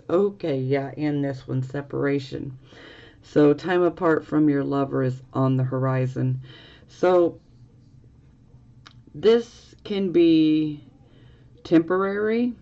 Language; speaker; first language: English; native; English